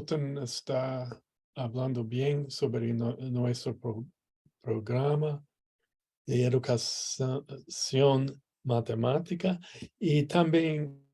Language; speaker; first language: Spanish; non-native, learner; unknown